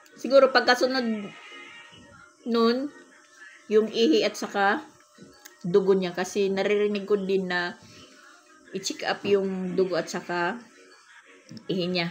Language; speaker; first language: Filipino; non-native, local second language; Waray